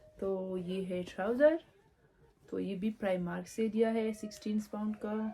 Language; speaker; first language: Urdu; non-native, local second language; Pashto